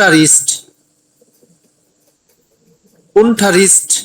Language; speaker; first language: German; non-native, learner; Bangla